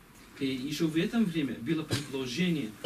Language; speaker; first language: Russian; non-native, learner; Kurdish